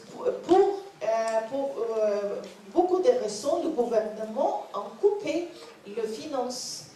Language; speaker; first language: French; non-native, learner; Norwegian